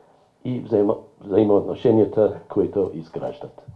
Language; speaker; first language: Bulgarian; non-native, fluent; English